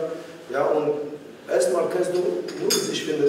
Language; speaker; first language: German; non-native, learner; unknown